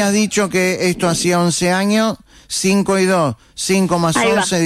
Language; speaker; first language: Spanish; native; Spanish